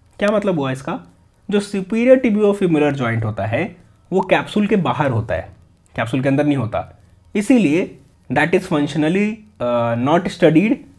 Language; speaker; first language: Hindi; native; Hindi